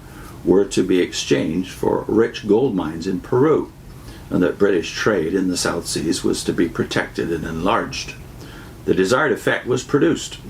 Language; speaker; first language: English; native; English